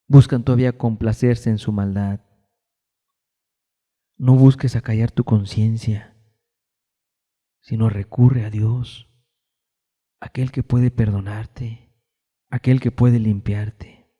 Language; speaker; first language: Spanish; native; Spanish